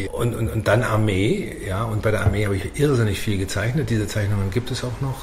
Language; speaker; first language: German; native; German